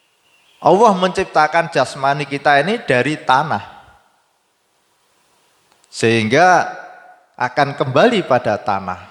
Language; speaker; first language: Indonesian; native; Indonesian